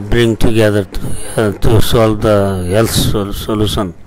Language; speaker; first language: English; non-native, local second language; Nepali